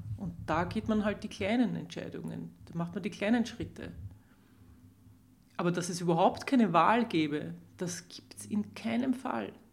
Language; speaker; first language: German; native; German